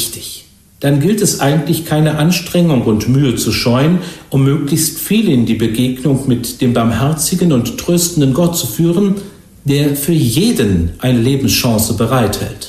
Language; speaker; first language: German; native; German